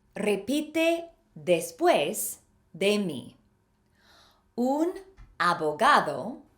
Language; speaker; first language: Spanish; non-native, fluent; English